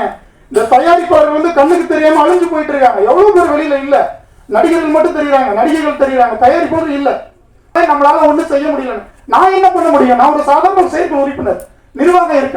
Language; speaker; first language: Tamil; native; Tamil